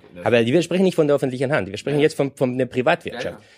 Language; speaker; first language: German; non-native, fluent; Spanish